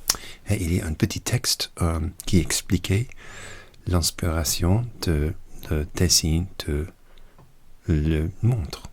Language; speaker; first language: French; non-native, learner; English